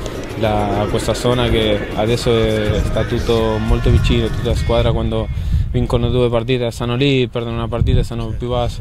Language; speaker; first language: Italian; non-native, fluent; Spanish